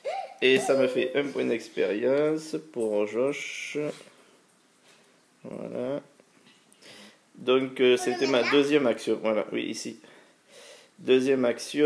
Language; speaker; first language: French; native; French